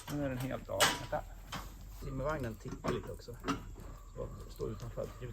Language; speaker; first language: Swedish; native; Swedish